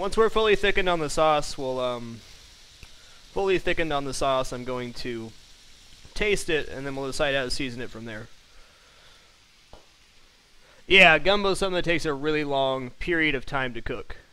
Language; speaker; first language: English; native; English